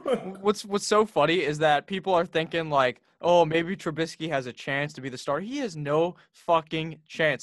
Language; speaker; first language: English; native; English